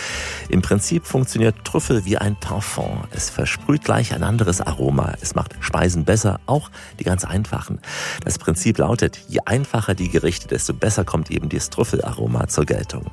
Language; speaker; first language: German; native; German